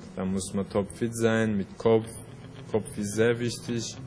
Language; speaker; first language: German; early bilingual, other home language; Armenian